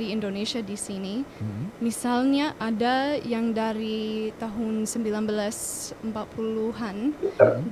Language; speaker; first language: Indonesian; non-native, fluent; English